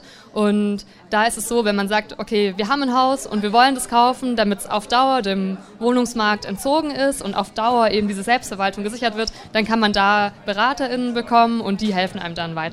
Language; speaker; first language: German; native; German